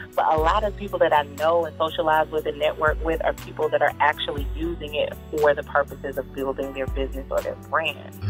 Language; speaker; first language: English; native; English